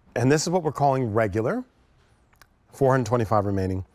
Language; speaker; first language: English; native; English